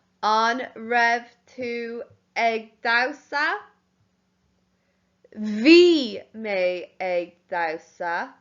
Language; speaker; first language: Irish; non-native, local second language; English